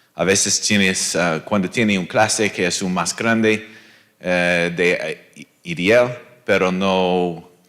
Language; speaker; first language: Spanish; non-native, learner; English